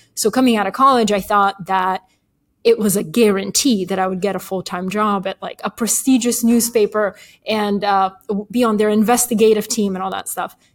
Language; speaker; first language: English; early bilingual, other home language; Bulgarian